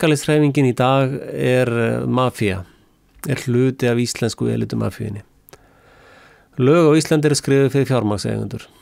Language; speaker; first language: Icelandic; native; Icelandic